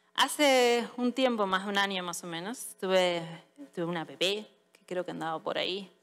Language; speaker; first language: Spanish; native; Spanish